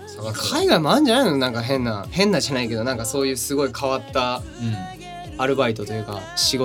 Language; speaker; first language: Japanese; native; Japanese